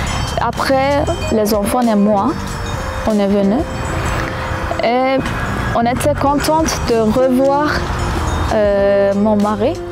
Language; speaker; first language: French; non-native, fluent; Kurdish